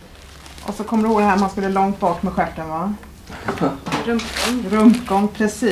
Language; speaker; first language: Swedish; native; Swedish